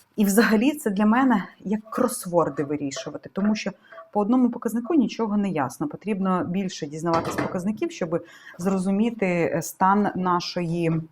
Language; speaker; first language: Ukrainian; non-native, local second language; Russian